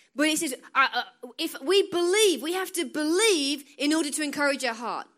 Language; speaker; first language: English; native; English